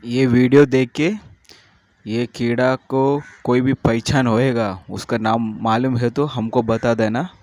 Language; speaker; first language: Hindi; non-native, local second language; Malayalam